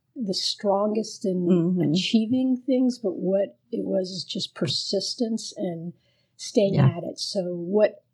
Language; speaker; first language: English; early bilingual, other home language; Spanish